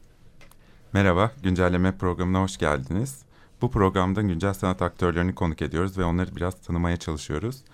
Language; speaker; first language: Turkish; native; Turkish